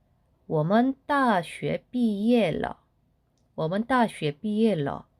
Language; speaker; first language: Chinese; non-native, fluent; Korean